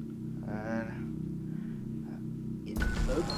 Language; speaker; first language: French; native; French